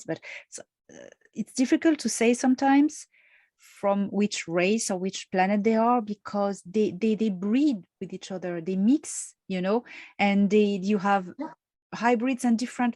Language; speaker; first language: English; non-native, fluent; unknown